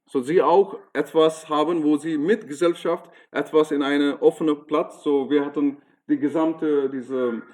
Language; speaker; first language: German; non-native, fluent; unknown